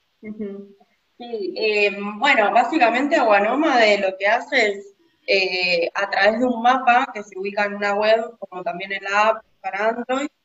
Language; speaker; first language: Spanish; native; Spanish